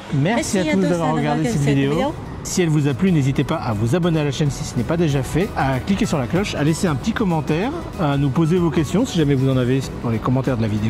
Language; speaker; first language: French; native; French